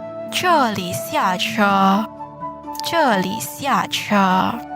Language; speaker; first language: Chinese; non-native, fluent; Indonesian